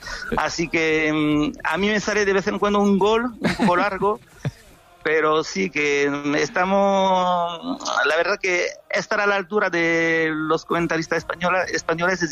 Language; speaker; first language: Spanish; non-native, fluent; French